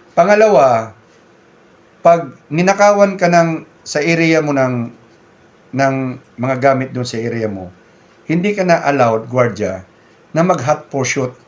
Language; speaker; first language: Filipino; non-native, local second language; Cebuano